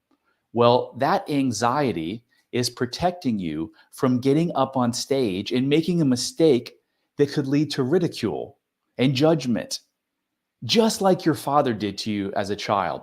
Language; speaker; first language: English; native; English